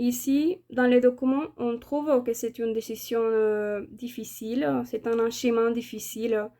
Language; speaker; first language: French; non-native, fluent; Spanish